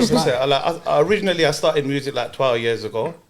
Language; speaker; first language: English; native; English